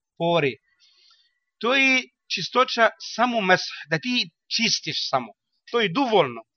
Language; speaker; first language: Bosnian; non-native, learner; Arabic